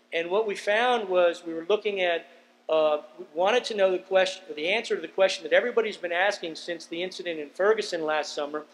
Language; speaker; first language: English; native; English